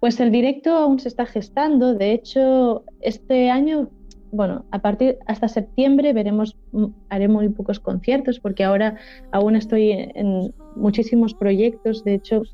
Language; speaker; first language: Spanish; non-native, local second language; Catalan